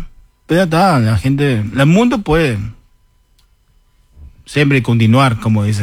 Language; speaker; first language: Spanish; non-native, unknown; Chinese